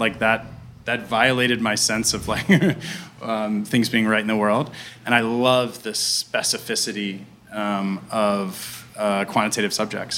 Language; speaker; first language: English; native; English